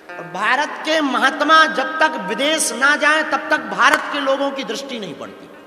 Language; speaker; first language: Hindi; native; Hindi